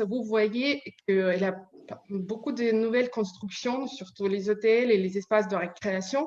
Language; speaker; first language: French; non-native, learner; Ukrainian